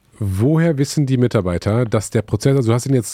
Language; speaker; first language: German; native; German